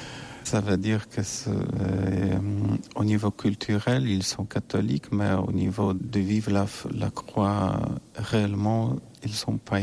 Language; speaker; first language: French; non-native, learner; Polish